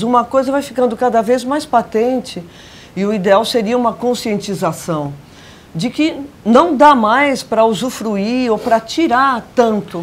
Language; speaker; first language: Portuguese; native; Portuguese